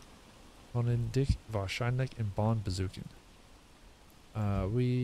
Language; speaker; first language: German; non-native, learner; English